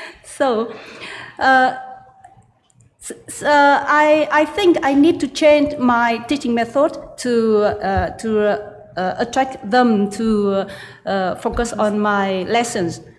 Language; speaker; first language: English; non-native, learner; Vietnamese